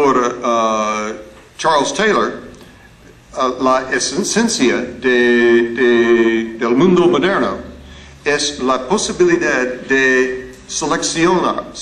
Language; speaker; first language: Spanish; non-native, learner; English